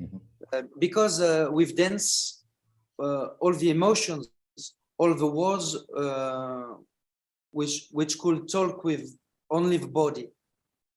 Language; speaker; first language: English; non-native, learner; French